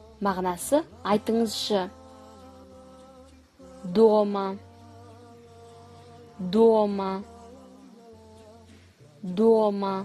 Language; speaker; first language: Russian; non-native, fluent; Kazakh